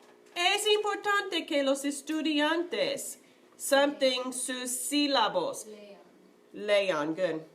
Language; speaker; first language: Spanish; non-native, fluent; English